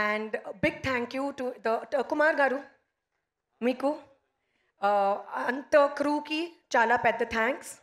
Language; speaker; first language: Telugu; non-native, learner; Hindi